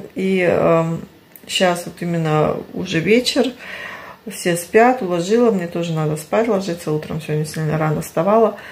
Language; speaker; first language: Russian; early bilingual, heritage; Russian